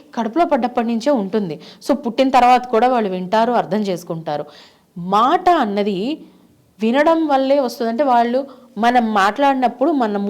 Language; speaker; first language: Telugu; native; Telugu